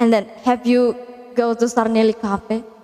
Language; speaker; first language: English; non-native, learner; Indonesian